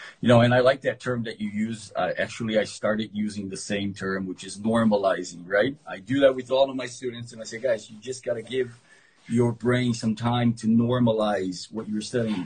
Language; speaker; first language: English; non-native, fluent; Portuguese